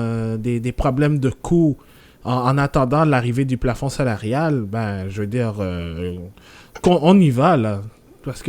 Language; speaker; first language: French; native; French